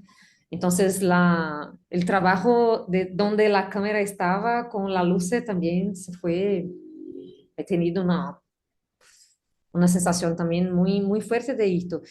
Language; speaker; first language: Spanish; non-native, learner; Portuguese